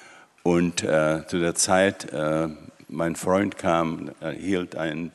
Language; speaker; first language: German; non-native, fluent; Czech